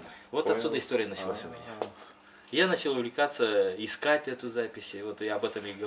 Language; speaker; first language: Russian; non-native, local second language; Kyrgyz